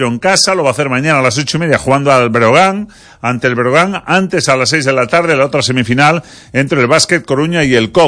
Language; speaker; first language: Spanish; native; Spanish